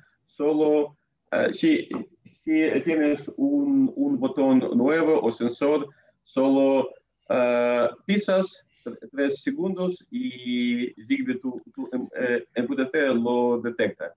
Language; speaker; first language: Spanish; non-native, fluent; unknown